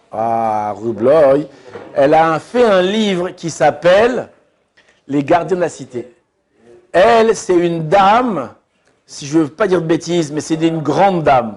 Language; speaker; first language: French; native; French